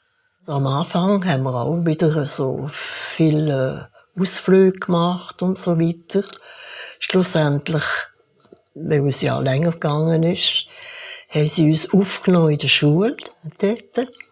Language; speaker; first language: German; early bilingual, heritage; German